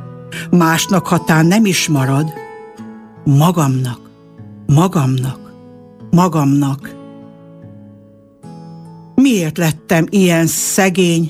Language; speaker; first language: Hungarian; native; Hungarian